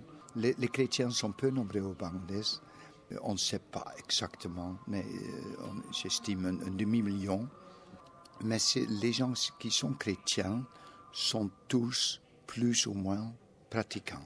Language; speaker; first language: French; non-native, fluent; Dutch